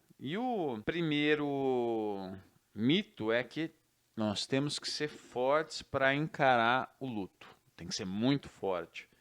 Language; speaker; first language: Portuguese; native; Portuguese